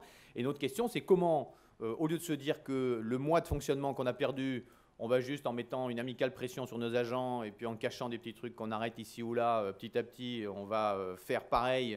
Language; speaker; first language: French; native; French